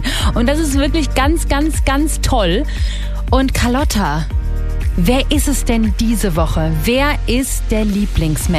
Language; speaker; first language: German; native; German